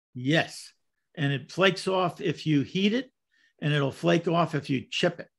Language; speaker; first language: English; native; English